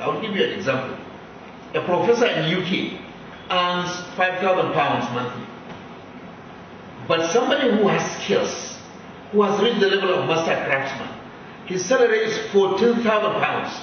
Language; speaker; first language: English; non-native, local second language; Hausa